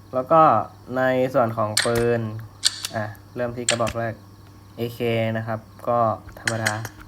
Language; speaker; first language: Thai; native; Thai